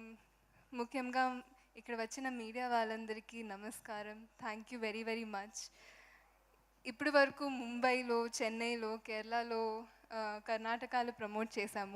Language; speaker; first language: Telugu; non-native, local second language; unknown